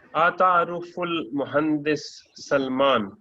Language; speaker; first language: Arabic; non-native, learner; Urdu